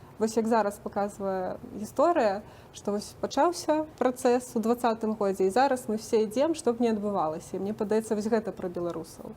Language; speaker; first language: Belarusian; non-native, local second language; Russian